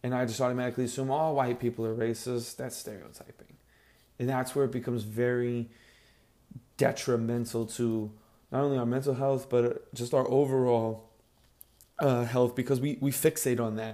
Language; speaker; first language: English; native; English